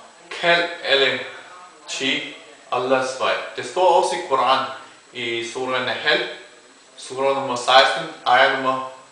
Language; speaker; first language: Danish; early bilingual, other home language; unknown